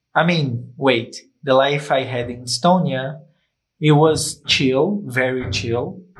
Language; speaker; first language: English; non-native, fluent; Portuguese